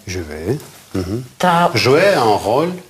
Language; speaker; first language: French; non-native, fluent; Russian